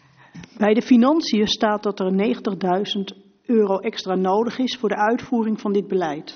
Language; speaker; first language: Dutch; native; Dutch